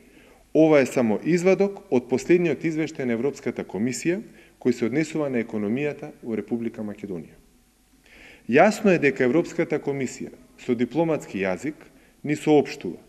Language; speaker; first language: Macedonian; native; Macedonian